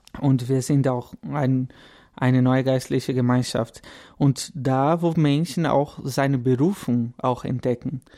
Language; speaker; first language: German; non-native, fluent; Portuguese